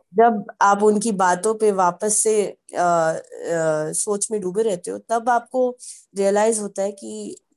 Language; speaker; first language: Hindi; native; Hindi